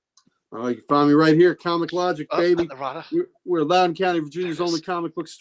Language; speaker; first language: English; native; English